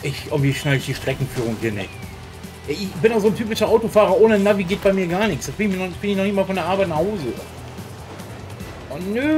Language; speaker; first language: German; native; German